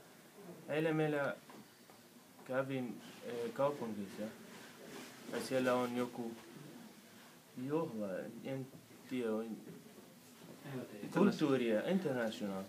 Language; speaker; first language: Finnish; non-native, learner; Central Kurdish